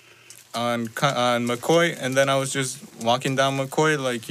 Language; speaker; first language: English; non-native, fluent; Spanish